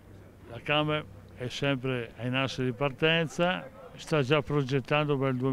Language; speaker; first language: Italian; native; Italian